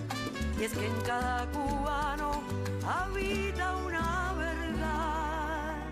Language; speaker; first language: Spanish; native; Spanish